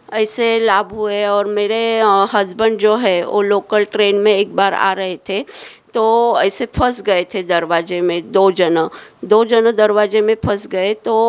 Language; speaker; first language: Hindi; non-native, local second language; Marathi